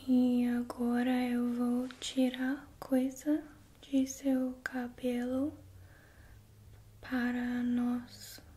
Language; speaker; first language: Portuguese; non-native, learner; English